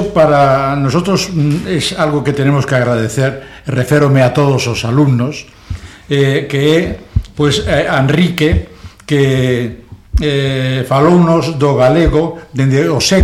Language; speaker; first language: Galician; non-native, local second language; Spanish